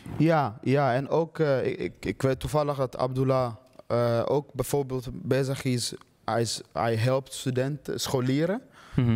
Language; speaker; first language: Dutch; early bilingual, other home language; Swahili